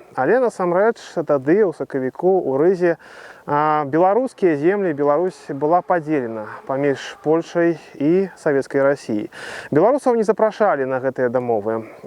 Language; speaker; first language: Belarusian; native; Belarusian